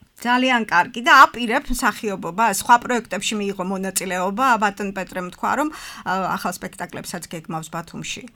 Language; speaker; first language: Georgian; native; Georgian